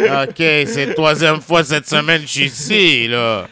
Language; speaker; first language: French; native; French